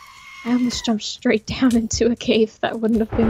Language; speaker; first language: English; native; English